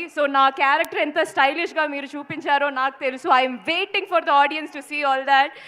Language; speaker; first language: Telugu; non-native, local second language; Malayalam